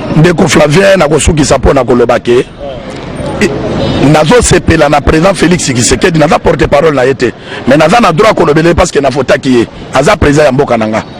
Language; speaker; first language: Lingala; native; Lingala